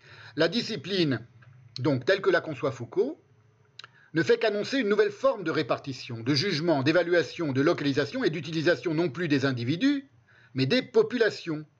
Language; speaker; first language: French; native; French